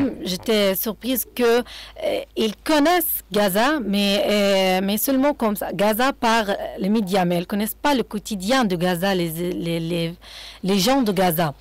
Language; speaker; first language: French; non-native, fluent; Arabic